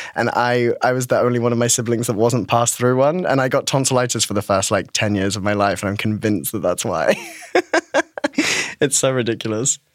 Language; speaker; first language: English; native; English